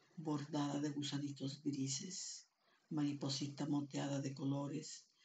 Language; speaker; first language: Spanish; non-native, local second language; Quechua